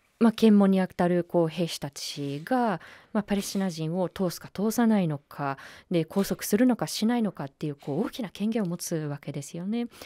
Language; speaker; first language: Japanese; native; Japanese